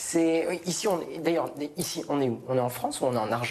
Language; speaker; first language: French; native; French